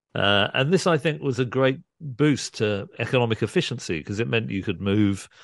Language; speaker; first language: English; early bilingual, other home language; Urdu